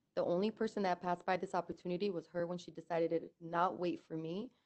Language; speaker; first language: English; early bilingual, other home language; Spanish